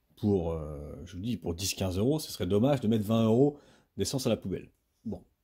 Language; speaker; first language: French; native; French